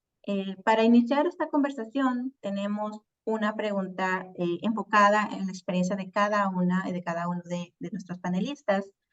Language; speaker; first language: Spanish; native; Spanish